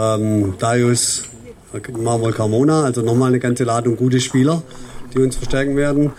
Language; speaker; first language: German; native; German